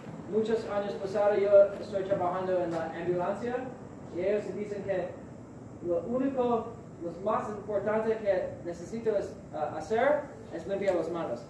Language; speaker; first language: Spanish; non-native, learner; English